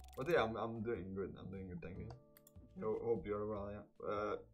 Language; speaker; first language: English; non-native, learner; Hungarian